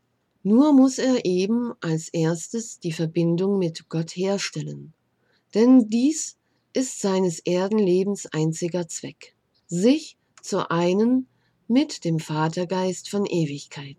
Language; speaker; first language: German; native; German